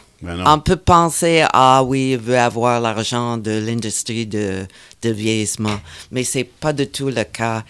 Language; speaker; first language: French; non-native, fluent; English